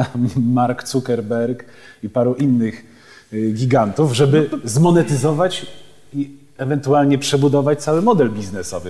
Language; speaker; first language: Polish; native; Polish